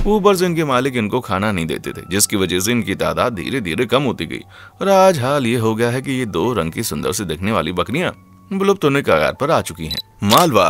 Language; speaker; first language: Hindi; native; Hindi